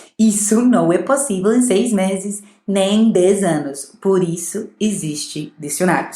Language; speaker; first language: Portuguese; non-native, fluent; English